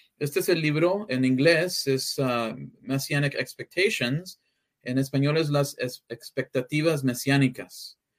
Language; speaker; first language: Spanish; early bilingual, heritage; English